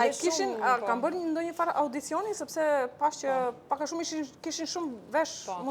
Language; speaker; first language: Albanian; native; Albanian